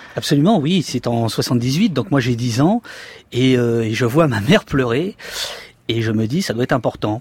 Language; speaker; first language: French; native; French